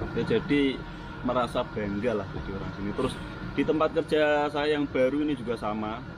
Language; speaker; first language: Indonesian; non-native, local second language; Javanese